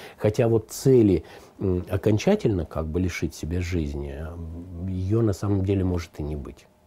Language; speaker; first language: Russian; native; Russian